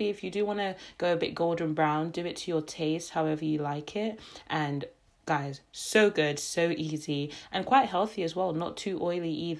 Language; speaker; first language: English; native; English